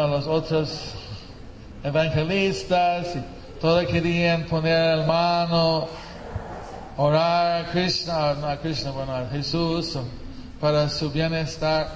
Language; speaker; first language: Spanish; non-native, fluent; English